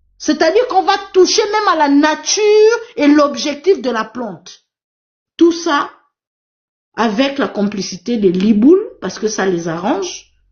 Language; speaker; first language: French; non-native, fluent; Portuguese